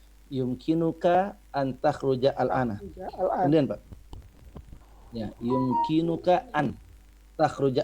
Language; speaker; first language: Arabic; non-native, fluent; Indonesian